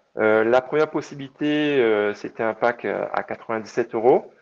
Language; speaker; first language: French; native; French